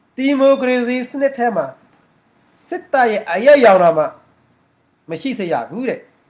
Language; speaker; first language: Burmese; non-native, local second language; Mon